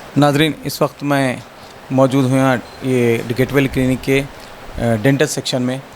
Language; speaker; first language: Urdu; native; Urdu